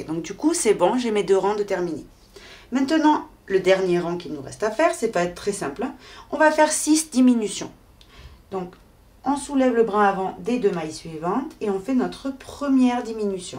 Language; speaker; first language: French; native; French